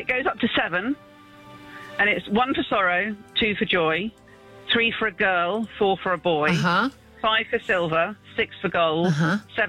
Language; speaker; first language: English; native; English